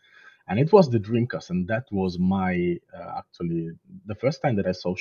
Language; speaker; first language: English; non-native, fluent; Italian